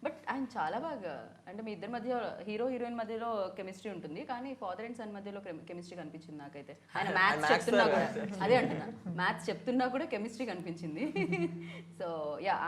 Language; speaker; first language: Telugu; native; Telugu